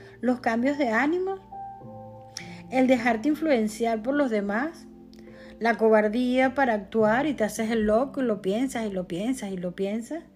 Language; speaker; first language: Spanish; native; Spanish